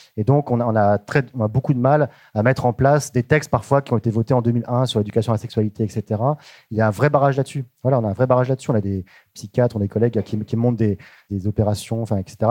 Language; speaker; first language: French; native; French